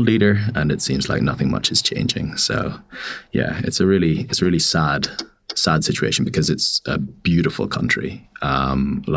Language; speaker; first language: English; native; English